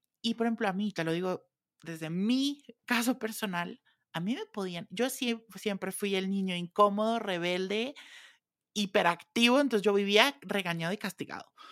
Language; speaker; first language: Spanish; native; Spanish